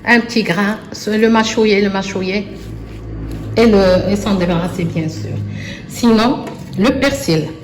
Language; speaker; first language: French; non-native, local second language; Arabic